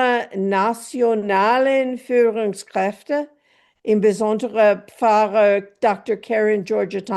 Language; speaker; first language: German; non-native, fluent; English